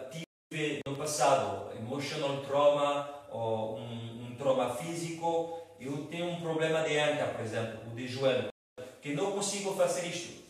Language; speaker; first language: Portuguese; non-native, fluent; French